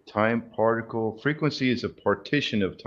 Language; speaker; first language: English; native; English